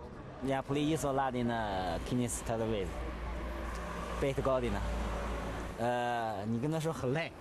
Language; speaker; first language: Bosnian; non-native, learner; Chinese